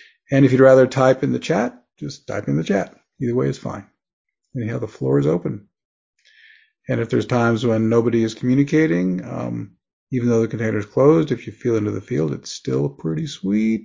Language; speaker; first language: English; native; English